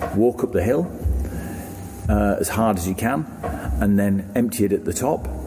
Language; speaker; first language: English; native; English